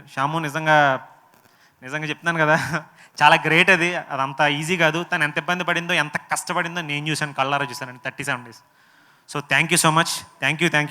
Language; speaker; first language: Telugu; native; Telugu